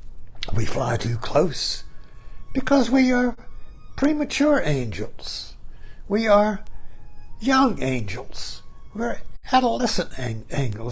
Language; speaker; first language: English; native; English